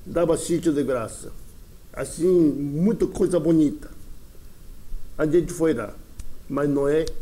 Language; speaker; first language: Portuguese; early bilingual, other home language; Japanese